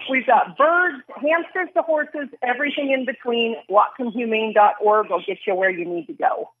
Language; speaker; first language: English; native; English